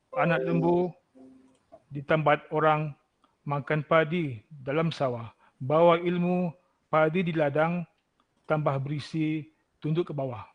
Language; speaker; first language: Malay; native; Malay